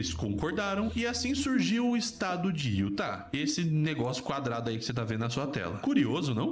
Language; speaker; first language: Portuguese; native; Portuguese